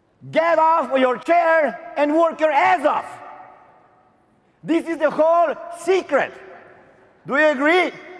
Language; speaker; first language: English; non-native, fluent; Slovenian